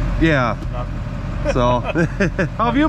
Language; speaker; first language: English; native; English